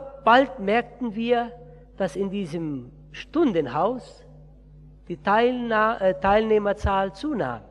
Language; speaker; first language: German; early bilingual, heritage; Portuguese